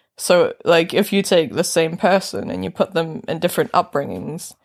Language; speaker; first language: English; native; English